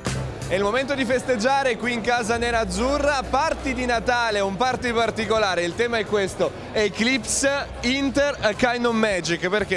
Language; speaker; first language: Italian; native; Italian